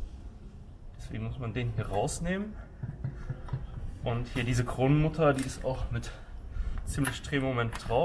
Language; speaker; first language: German; native; German